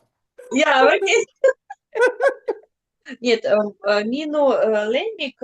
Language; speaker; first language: Estonian; non-native, learner; Russian